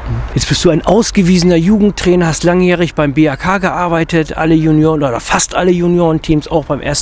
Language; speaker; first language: German; native; German